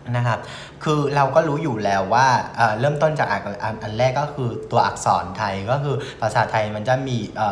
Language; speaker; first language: Thai; non-native, fluent; Vietnamese